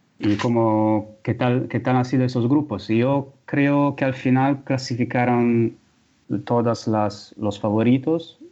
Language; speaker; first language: Spanish; non-native, fluent; Italian